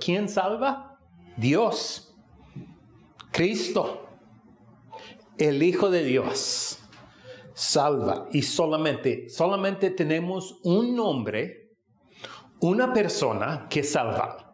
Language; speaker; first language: Spanish; non-native, fluent; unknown